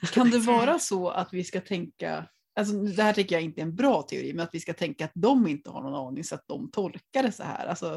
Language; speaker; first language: Swedish; native; Swedish